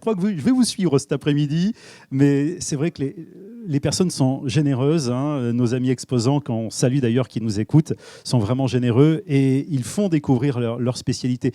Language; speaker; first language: French; native; French